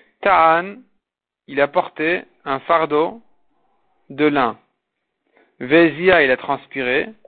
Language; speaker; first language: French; native; French